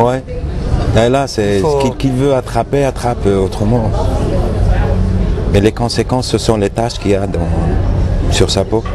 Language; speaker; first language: French; non-native, local second language; Arabic